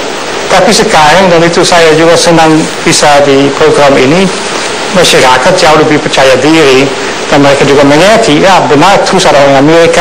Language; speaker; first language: Indonesian; non-native, fluent; Dutch